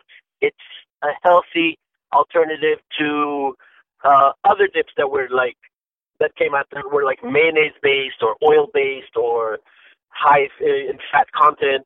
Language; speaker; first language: English; native; English